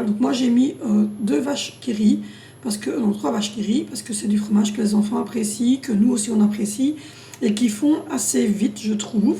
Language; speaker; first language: French; native; French